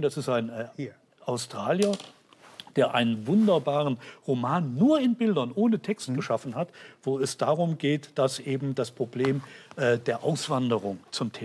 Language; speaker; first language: German; native; German